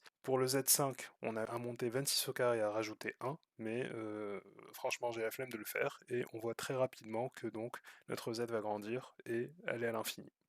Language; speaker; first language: French; native; French